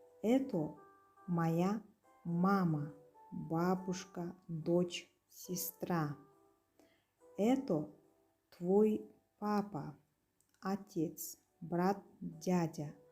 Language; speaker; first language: Russian; non-native, local second language; Kazakh